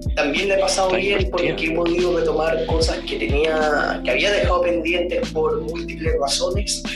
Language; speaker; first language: Spanish; native; Spanish